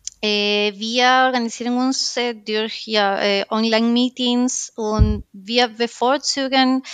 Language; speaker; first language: German; non-native, learner; Spanish